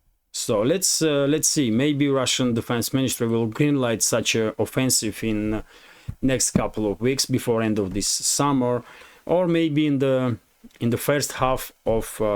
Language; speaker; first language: English; non-native, fluent; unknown